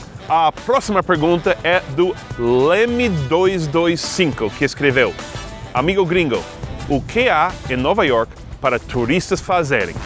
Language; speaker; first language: Portuguese; non-native, fluent; English